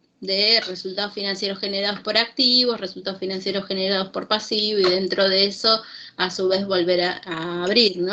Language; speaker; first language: Spanish; native; Spanish